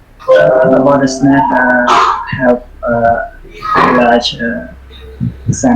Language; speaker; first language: English; non-native, learner; Khmer